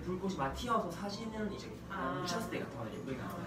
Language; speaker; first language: Korean; native; Korean